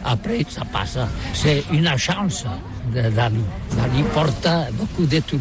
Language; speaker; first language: French; non-native, learner; Catalan